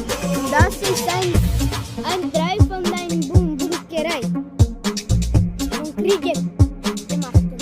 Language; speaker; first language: German; early bilingual, other home language; Serbian